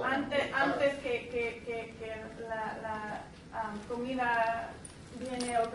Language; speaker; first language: Spanish; non-native, learner; English